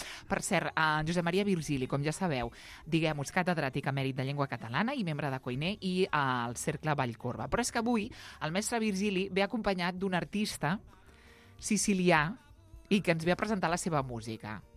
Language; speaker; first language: Catalan; native; Catalan